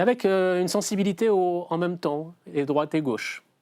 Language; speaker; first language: French; native; French